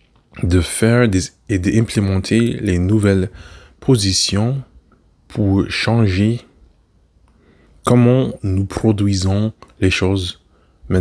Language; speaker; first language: French; non-native, learner; English